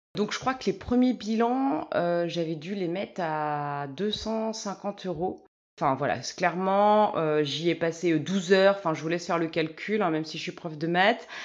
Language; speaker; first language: French; native; French